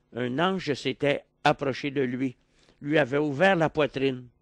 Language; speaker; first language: French; native; French